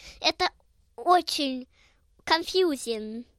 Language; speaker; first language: Russian; early bilingual, heritage; Russian